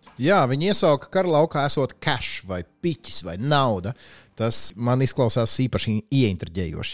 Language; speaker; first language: Latvian; native; Latvian